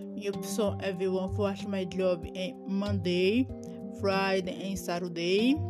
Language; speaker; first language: English; non-native, learner; Portuguese